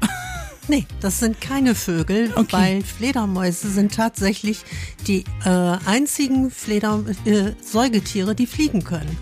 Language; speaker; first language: German; native; German